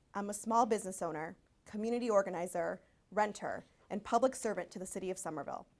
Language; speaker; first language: English; early bilingual, other home language; Spanish